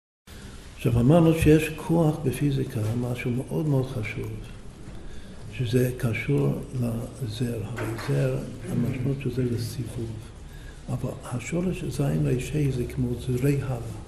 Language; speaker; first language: Hebrew; non-native, fluent; English